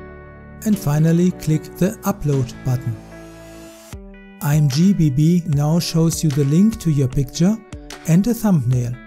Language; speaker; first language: English; non-native, fluent; German